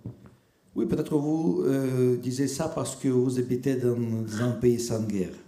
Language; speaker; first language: French; non-native, fluent; Russian